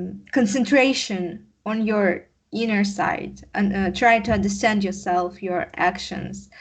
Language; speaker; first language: English; non-native, learner; Russian